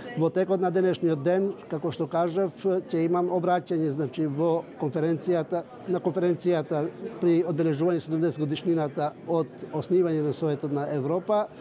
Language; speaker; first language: Macedonian; non-native, local second language; Albanian